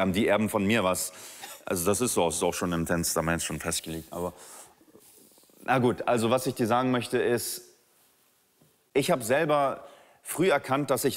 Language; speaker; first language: German; native; German